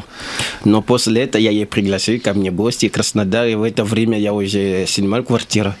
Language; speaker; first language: Russian; non-native, learner; Lingala